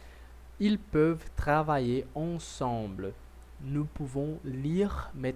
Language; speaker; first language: French; non-native, learner; Portuguese